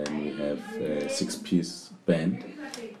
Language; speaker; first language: English; non-native, local second language; Zulu